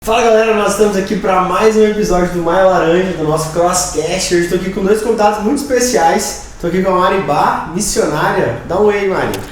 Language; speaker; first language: Portuguese; native; Portuguese